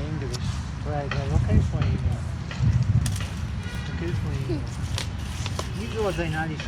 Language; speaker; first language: Chinese; non-native, learner; Polish